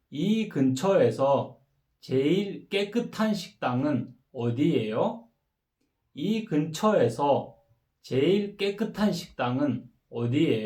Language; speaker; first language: Korean; non-native, fluent; Kyrgyz